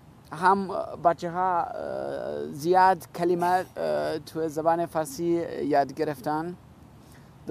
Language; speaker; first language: Persian; non-native, learner; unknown